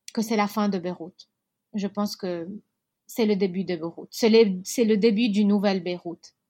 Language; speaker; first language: French; non-native, local second language; Arabic